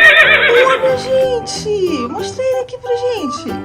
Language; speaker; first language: Portuguese; native; Portuguese